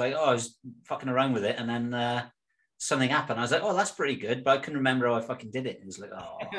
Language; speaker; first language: English; native; English